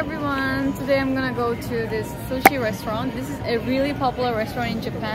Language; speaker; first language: English; non-native, local second language; Assamese